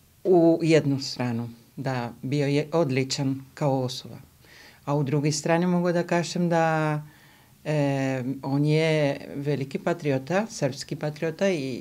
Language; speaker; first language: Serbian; early bilingual, heritage; Spanish